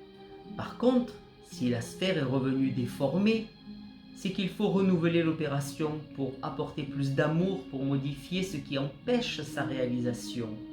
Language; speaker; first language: French; native; French